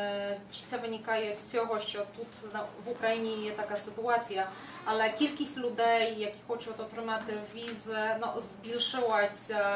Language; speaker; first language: Ukrainian; non-native, fluent; Polish